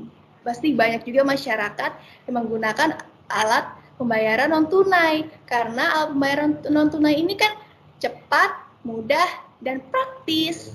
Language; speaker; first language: Indonesian; native; Indonesian